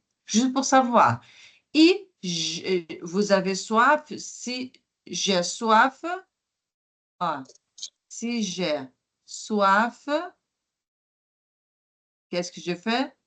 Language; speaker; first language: French; non-native, fluent; Portuguese